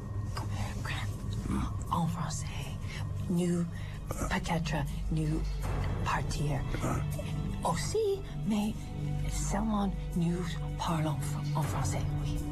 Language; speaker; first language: French; non-native, learner; English